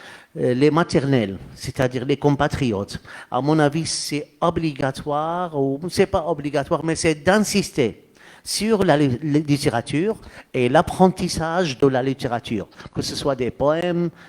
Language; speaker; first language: French; non-native, fluent; Arabic